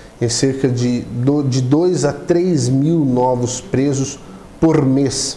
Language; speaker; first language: Portuguese; native; Portuguese